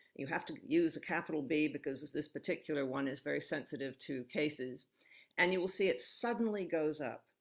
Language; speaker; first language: English; native; English